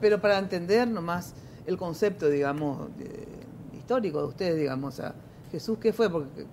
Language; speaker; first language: Spanish; native; Spanish